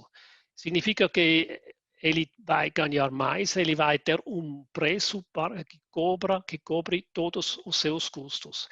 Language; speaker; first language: Portuguese; non-native, fluent; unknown